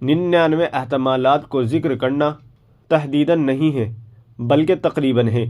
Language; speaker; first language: Urdu; native; Urdu